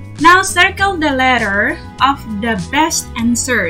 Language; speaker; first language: English; non-native, fluent; Indonesian